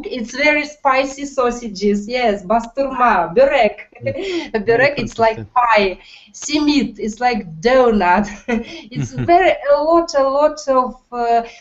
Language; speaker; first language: English; non-native, learner; Russian